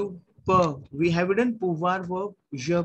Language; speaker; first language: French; non-native, fluent; Hindi